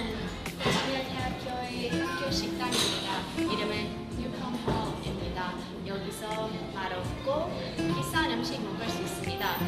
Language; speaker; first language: Korean; non-native, learner; English